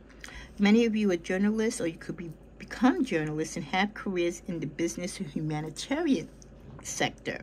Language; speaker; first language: English; native; English